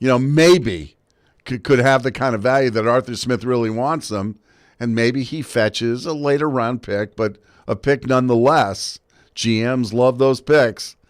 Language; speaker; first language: English; native; English